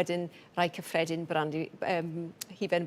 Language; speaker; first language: Welsh; native; Welsh